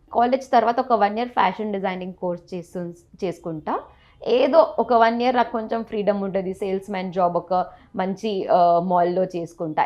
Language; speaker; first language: Telugu; non-native, local second language; Gujarati